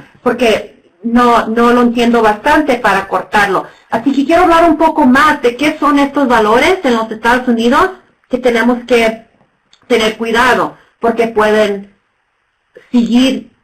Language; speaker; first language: Spanish; non-native, fluent; English